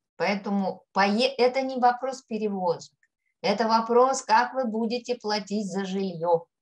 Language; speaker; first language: Russian; native; Russian